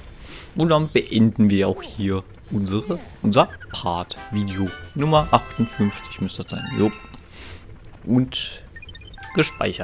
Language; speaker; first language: German; native; German